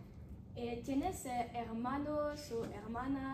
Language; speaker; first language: Spanish; non-native, learner; French